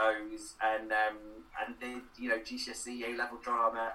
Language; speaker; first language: English; non-native, local second language; Welsh